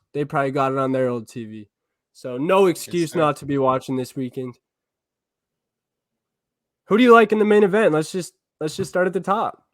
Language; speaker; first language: English; native; English